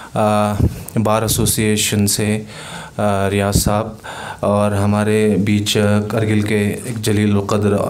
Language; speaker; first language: Hindi; non-native, local second language; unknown